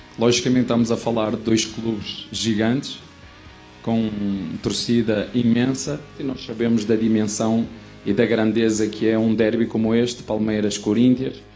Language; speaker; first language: Portuguese; native; Portuguese